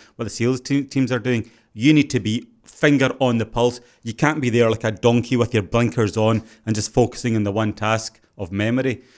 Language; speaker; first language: English; early bilingual, other home language; Urdu